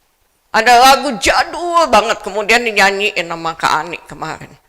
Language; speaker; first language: Indonesian; native; Indonesian